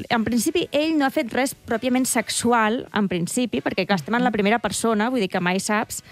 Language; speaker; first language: Catalan; native; Catalan